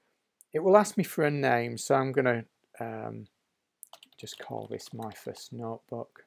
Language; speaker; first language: English; native; English